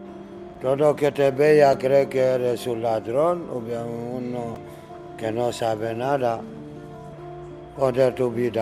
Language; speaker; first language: Spanish; non-native, learner; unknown